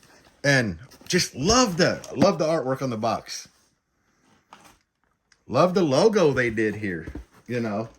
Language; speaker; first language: English; native; English